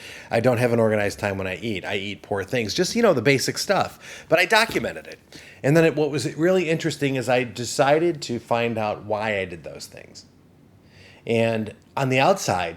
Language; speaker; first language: English; native; English